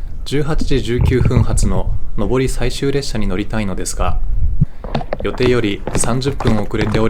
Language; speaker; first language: Japanese; native; Japanese